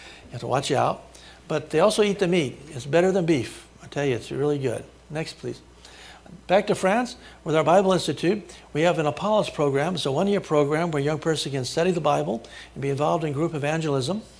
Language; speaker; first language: English; native; English